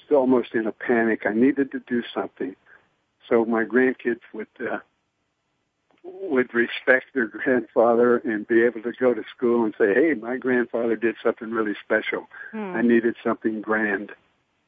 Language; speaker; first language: English; native; English